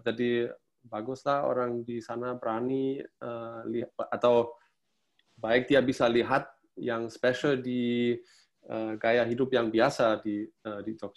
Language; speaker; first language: Indonesian; non-native, fluent; German